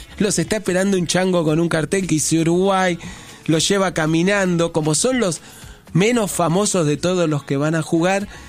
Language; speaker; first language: Spanish; native; Spanish